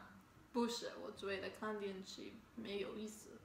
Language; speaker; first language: Chinese; non-native, learner; English